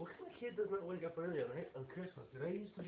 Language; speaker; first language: English; native; English